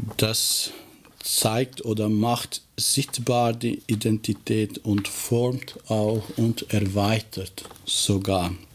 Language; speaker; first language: German; non-native, fluent; Albanian